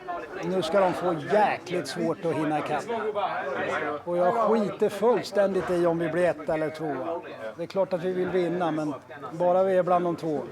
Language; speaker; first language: Swedish; native; Swedish